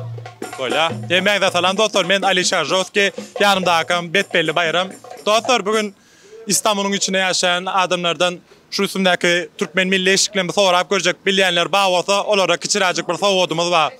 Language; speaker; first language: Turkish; non-native, learner; Turkmen